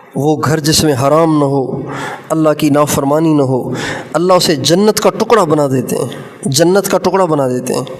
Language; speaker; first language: Urdu; native; Urdu